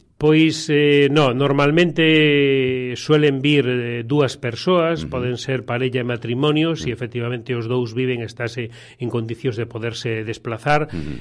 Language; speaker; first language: Galician; native; Galician